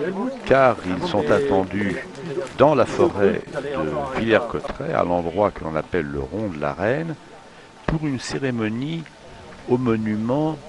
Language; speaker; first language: French; native; French